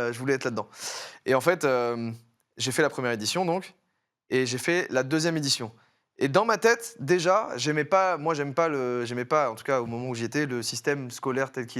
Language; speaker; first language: French; native; French